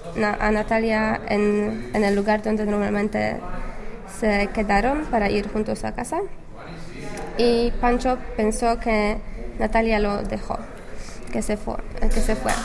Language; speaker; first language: Spanish; non-native, fluent; English